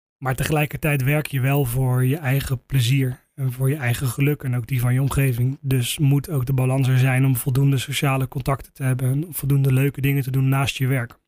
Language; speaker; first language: Dutch; native; Dutch